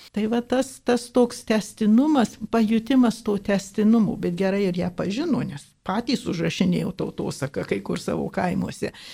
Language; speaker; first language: Lithuanian; early bilingual, heritage; Lithuanian